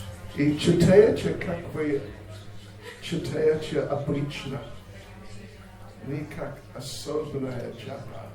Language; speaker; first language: Russian; non-native, learner; English